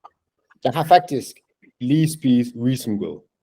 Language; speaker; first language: Danish; non-native, learner; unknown